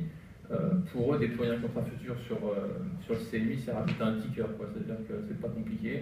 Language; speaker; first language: French; native; French